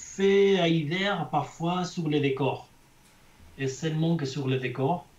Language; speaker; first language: French; non-native, fluent; Spanish